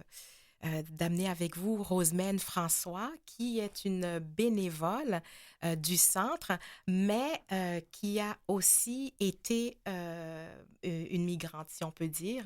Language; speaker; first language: French; native; French